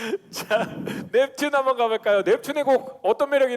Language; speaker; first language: Korean; native; Korean